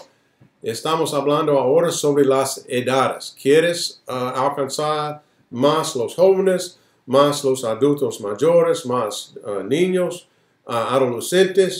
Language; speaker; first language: Spanish; non-native, fluent; English